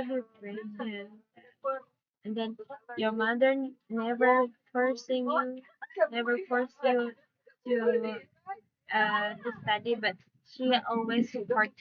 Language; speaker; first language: English; non-native, learner; Indonesian